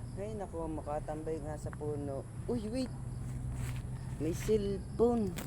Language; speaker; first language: Filipino; native; Filipino